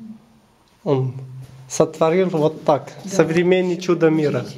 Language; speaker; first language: Russian; non-native, local second language; Armenian